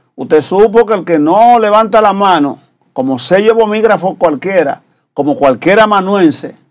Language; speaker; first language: Spanish; native; Spanish